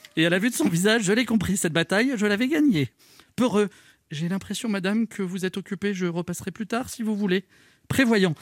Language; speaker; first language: French; native; French